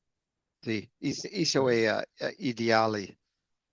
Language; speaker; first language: Portuguese; non-native, fluent; English